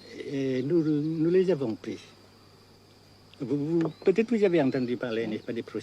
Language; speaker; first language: French; non-native, fluent; Vietnamese